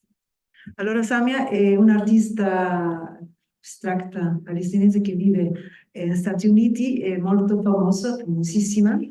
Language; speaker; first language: Italian; non-native, fluent; Spanish